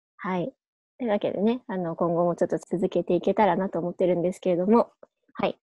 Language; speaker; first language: Japanese; native; Japanese